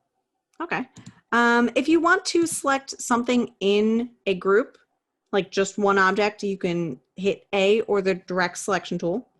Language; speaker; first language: English; native; English